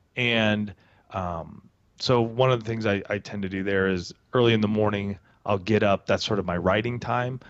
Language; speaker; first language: English; native; English